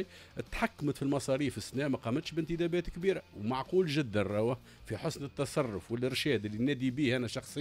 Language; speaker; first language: Arabic; native; Arabic